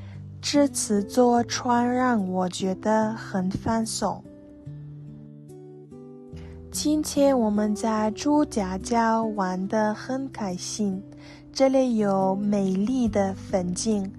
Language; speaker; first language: Chinese; non-native, learner; Russian